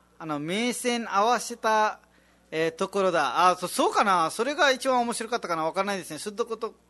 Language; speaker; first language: Japanese; non-native, fluent; Nepali